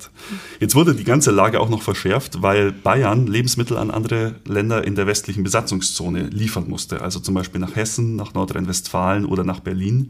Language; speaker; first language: German; native; German